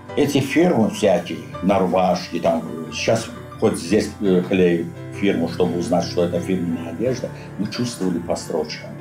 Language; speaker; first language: Russian; non-native, local second language; Azerbaijani